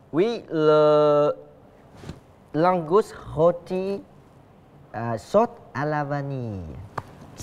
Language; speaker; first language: French; non-native, fluent; Vietnamese